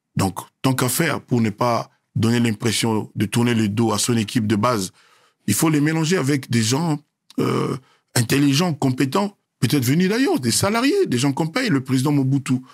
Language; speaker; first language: French; non-native, local second language; Lingala